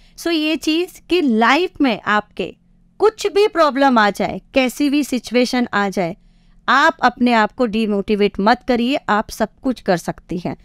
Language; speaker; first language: Hindi; native; Hindi